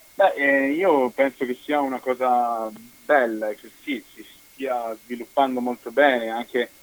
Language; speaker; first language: Italian; native; Italian